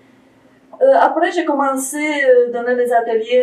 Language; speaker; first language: French; non-native, fluent; Romanian